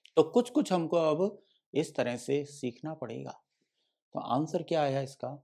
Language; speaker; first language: Hindi; native; Hindi